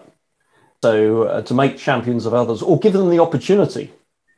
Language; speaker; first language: English; native; English